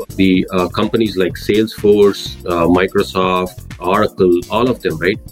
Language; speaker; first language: English; non-native, local second language; Tamil